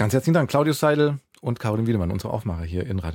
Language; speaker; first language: German; native; German